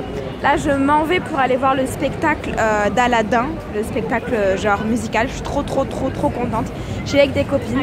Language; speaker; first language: French; native; French